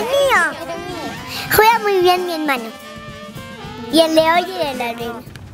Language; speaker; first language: Spanish; native; Spanish